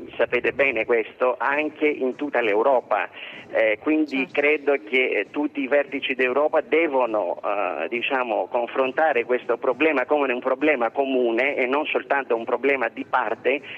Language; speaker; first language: Italian; non-native, fluent; Greek